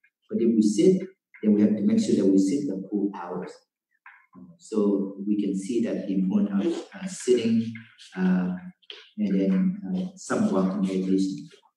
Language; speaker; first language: English; non-native, fluent; Vietnamese